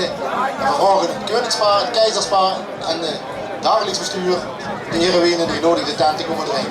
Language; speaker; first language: Dutch; native; Dutch